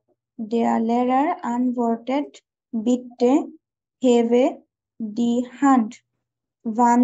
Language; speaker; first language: German; non-native, learner; Bangla